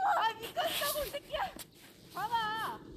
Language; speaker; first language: Korean; early bilingual, other home language; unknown